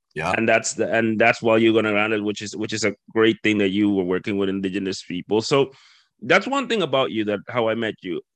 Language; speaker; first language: English; non-native, fluent; Spanish